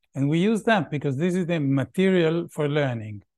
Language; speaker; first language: English; non-native, fluent; Hebrew